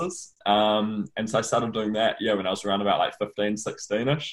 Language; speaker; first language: English; native; English